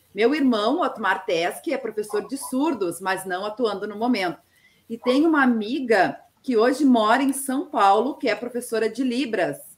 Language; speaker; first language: Portuguese; native; Portuguese